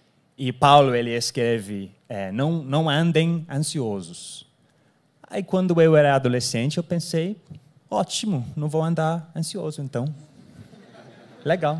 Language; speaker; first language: Portuguese; non-native, fluent; English